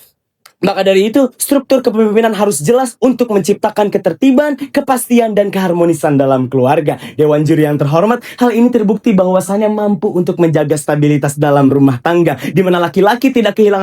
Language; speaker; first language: Indonesian; native; Indonesian